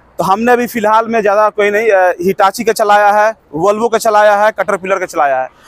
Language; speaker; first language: Hindi; native; Hindi